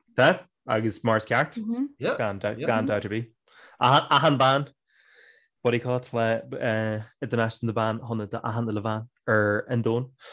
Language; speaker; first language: Irish; native; Irish